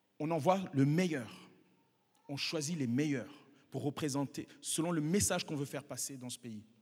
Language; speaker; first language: French; non-native, local second language; Kinyarwanda